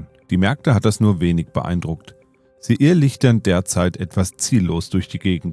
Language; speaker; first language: German; native; German